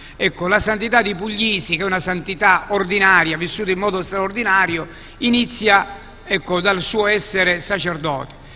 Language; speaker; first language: Italian; native; Italian